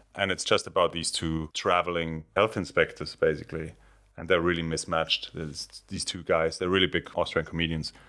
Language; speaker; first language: English; non-native, fluent; German